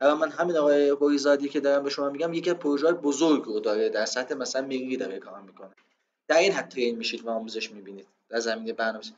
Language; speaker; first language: Persian; non-native, local second language; Azerbaijani